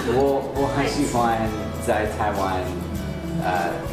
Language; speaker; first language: Chinese; non-native, learner; English